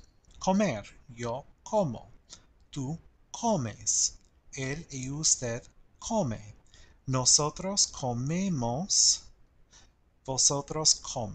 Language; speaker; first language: Spanish; non-native, learner; English